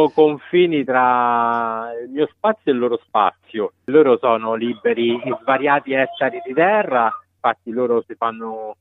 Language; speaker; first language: Italian; native; Italian